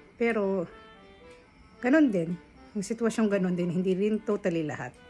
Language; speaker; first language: Filipino; non-native, local second language; Hiligaynon